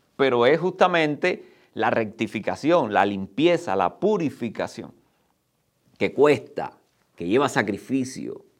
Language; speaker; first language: Spanish; native; Spanish